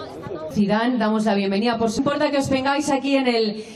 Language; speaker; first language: Spanish; native; Spanish